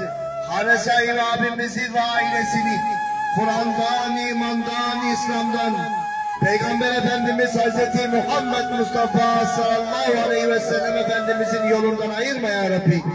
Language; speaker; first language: Turkish; native; Turkish